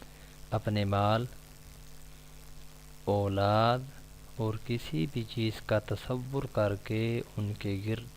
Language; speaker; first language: Urdu; native; Urdu